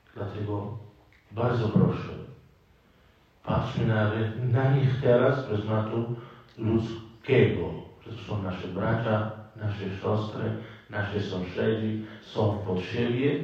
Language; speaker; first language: Polish; non-native, fluent; Arabic